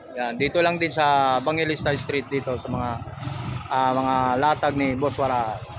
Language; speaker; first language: Filipino; native; Filipino